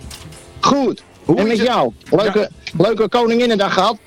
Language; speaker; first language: Dutch; native; Dutch